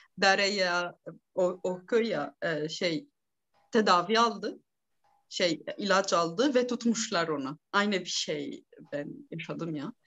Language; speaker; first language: Turkish; non-native, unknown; Arabic